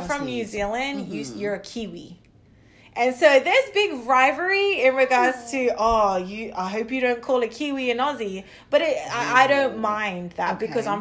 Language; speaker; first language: English; native; English